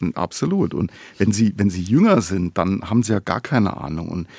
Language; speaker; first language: German; native; German